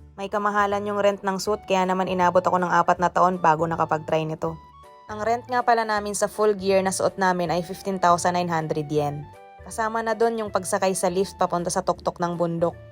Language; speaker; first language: Filipino; native; Filipino